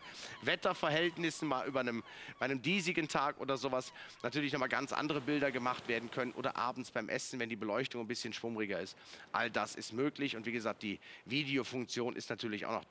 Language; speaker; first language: German; native; German